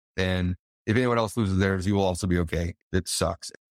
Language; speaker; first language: English; native; English